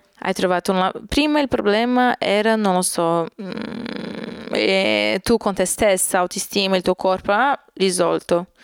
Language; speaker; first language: Italian; non-native, fluent; Portuguese